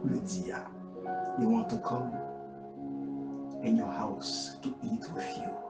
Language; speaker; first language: English; non-native, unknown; Haitian Creole